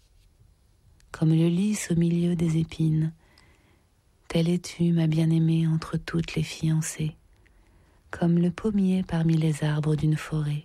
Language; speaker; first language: French; native; French